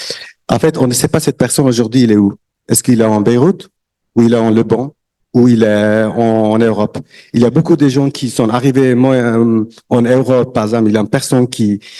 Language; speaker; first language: French; non-native, learner; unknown